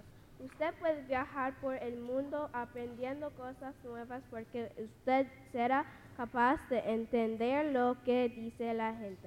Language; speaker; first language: Spanish; non-native, learner; English